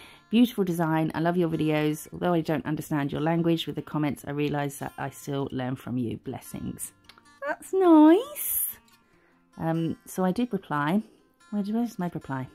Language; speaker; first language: English; native; English